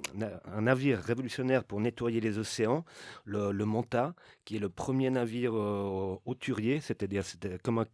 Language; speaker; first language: French; native; French